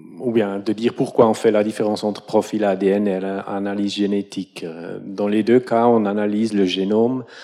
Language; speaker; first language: French; non-native, local second language; German